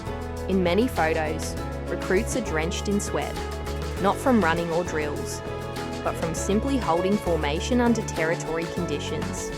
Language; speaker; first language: English; native; English